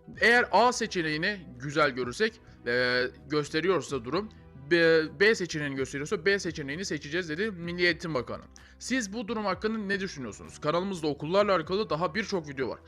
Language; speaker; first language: Turkish; native; Turkish